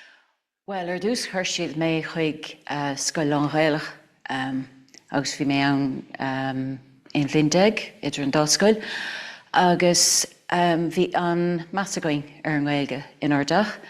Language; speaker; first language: Irish; non-native, local second language; English